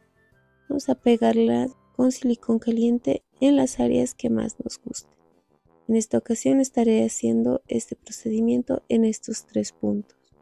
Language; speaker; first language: Spanish; native; Spanish